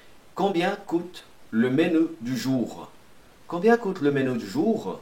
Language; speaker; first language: French; non-native, fluent; Portuguese